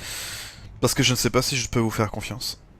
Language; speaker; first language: French; native; French